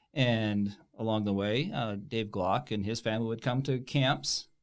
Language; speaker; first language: English; native; English